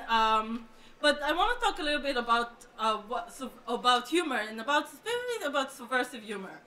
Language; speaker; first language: English; non-native, fluent; Hebrew